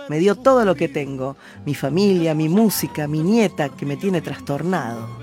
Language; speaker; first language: Spanish; native; Spanish